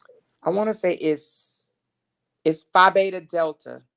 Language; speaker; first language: English; native; English